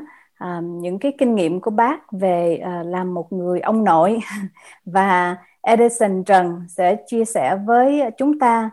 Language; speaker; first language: Vietnamese; native; Vietnamese